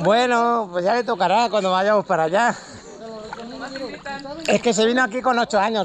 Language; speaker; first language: Spanish; native; Spanish